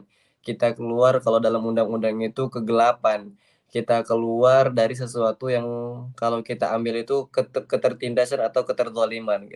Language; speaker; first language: Indonesian; native; Indonesian